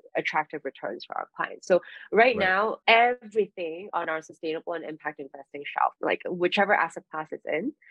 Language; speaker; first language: English; non-native, local second language; Cantonese